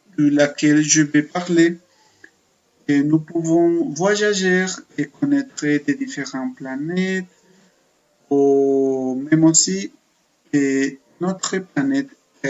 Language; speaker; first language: French; non-native, fluent; Spanish